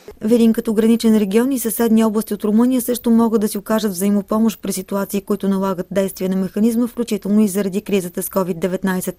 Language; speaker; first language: Bulgarian; native; Bulgarian